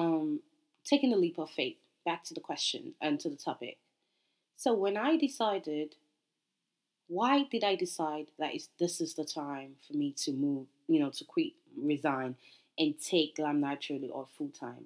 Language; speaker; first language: English; non-native, local second language; Yoruba